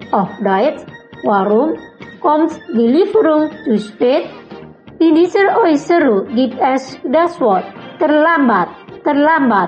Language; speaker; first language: German; non-native, learner; Indonesian